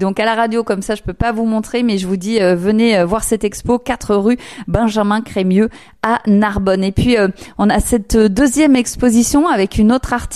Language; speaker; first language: French; native; French